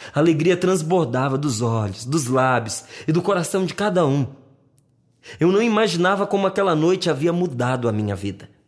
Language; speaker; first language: Portuguese; native; Portuguese